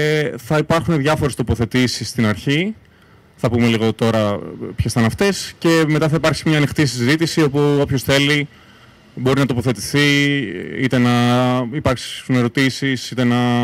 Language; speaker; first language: Greek; native; Greek